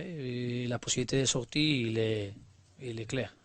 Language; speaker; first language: French; non-native, learner; Spanish